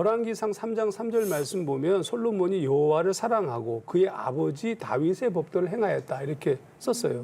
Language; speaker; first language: Korean; native; Korean